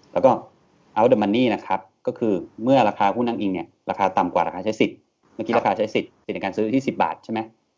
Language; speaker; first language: Thai; native; Thai